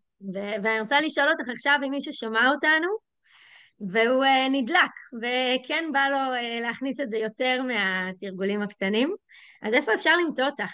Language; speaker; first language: Hebrew; native; Hebrew